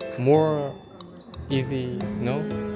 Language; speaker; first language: English; non-native, learner; Korean